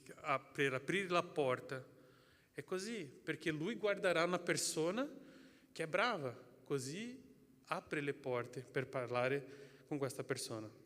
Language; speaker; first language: Italian; non-native, fluent; Portuguese